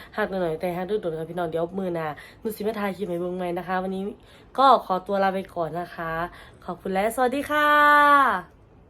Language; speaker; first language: Thai; native; Thai